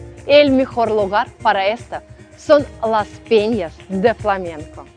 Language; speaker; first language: Spanish; non-native, fluent; Ukrainian